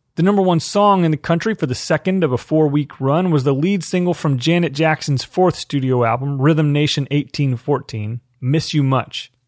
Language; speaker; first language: English; native; English